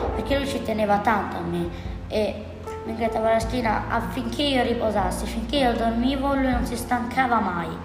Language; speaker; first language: Italian; early bilingual, other home language; Albanian